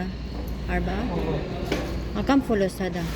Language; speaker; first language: Arabic; non-native, learner; Filipino